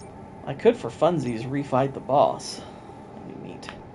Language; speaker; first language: English; native; English